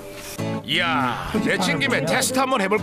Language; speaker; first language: Korean; native; Korean